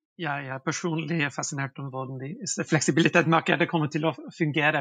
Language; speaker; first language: Norwegian; non-native, fluent; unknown